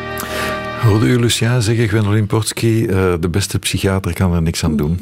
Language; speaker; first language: Dutch; native; Dutch